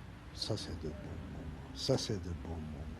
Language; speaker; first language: French; non-native, learner; Hungarian